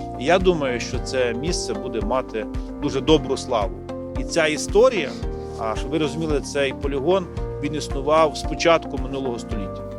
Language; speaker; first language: Ukrainian; native; Ukrainian